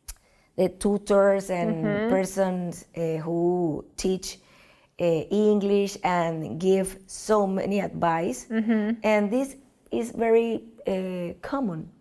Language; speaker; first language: English; non-native, learner; Spanish